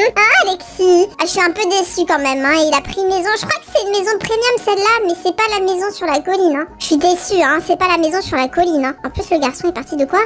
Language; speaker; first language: French; early bilingual, other home language; Polish